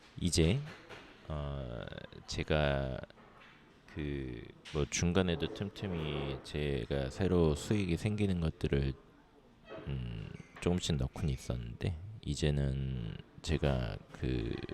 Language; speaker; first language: Korean; native; Korean